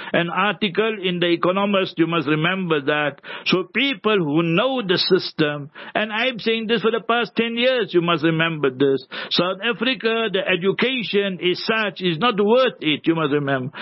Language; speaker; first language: English; early bilingual, other home language; Urdu